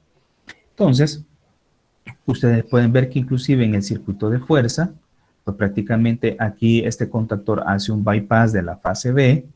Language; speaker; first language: Spanish; native; Spanish